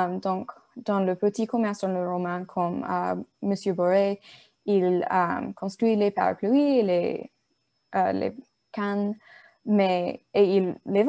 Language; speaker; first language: French; non-native, learner; English